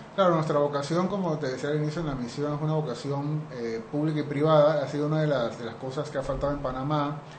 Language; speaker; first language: Spanish; native; Spanish